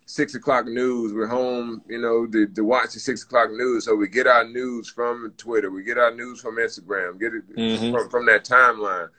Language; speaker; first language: English; native; English